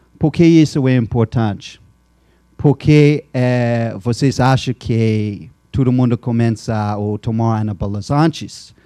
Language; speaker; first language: Portuguese; non-native, fluent; English